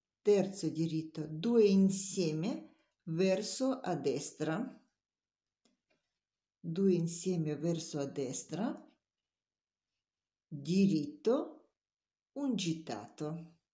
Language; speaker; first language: Italian; non-native, learner; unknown